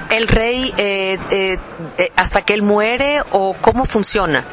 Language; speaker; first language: Spanish; native; Spanish